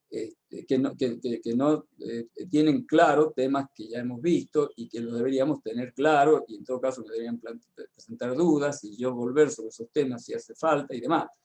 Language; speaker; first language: Spanish; native; Spanish